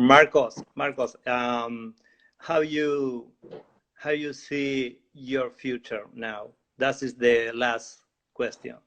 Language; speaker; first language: English; non-native, learner; Spanish